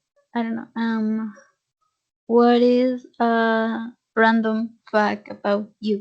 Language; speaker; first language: English; non-native, fluent; Spanish